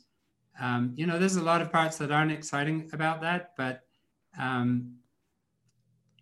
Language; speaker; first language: English; native; English